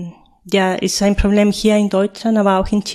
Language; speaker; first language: German; non-native, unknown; Spanish